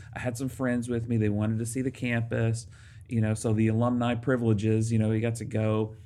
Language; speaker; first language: English; native; English